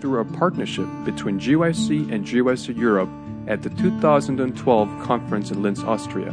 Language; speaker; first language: English; non-native, fluent; German